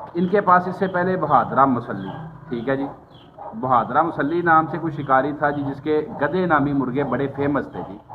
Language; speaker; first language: Urdu; non-native, local second language; Punjabi